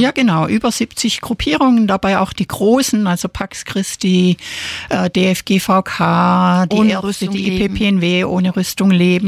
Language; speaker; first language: German; native; German